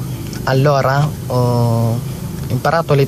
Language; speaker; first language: Italian; non-native, learner; Filipino